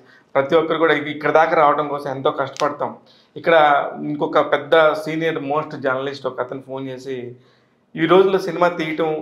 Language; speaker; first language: Telugu; native; Telugu